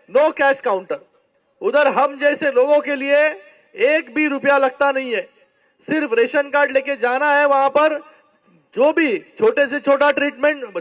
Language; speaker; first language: Hindi; non-native, local second language; Marathi